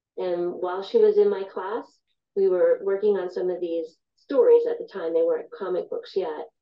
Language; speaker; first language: English; native; English